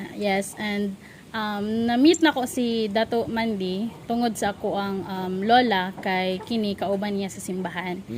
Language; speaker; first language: Cebuano; non-native, local second language; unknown